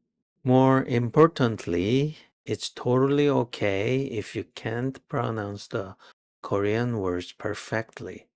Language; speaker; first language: English; non-native, fluent; Korean